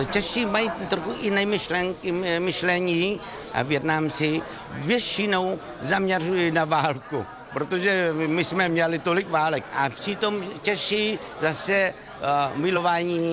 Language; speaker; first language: Czech; non-native, fluent; Vietnamese